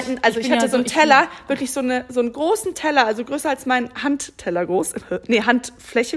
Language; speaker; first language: German; native; German